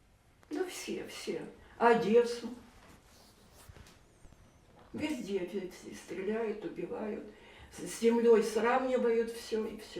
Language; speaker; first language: Russian; native; Russian